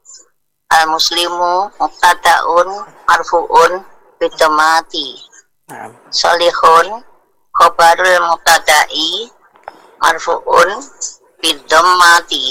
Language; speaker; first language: Arabic; non-native, learner; Indonesian